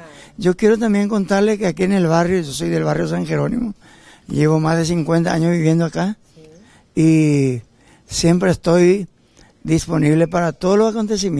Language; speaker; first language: Spanish; native; Spanish